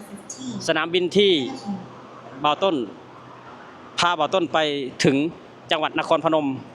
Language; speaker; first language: Thai; non-native, local second language; Lao